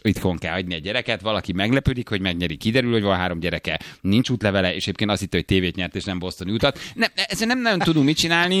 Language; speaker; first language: Hungarian; native; Hungarian